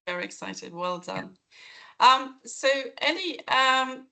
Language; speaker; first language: English; non-native, fluent; Norwegian